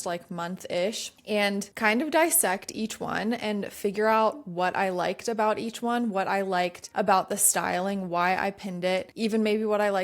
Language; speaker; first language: English; native; English